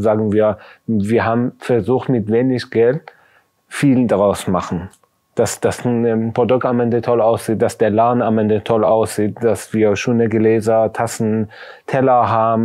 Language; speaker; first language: German; non-native, fluent; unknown